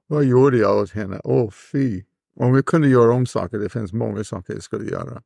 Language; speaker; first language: Swedish; non-native, fluent; English